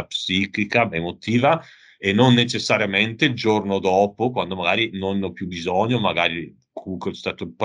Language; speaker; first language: Italian; native; Italian